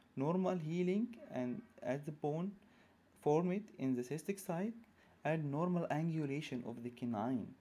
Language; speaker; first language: English; non-native, fluent; Arabic